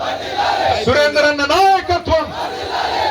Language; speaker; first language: Telugu; native; Telugu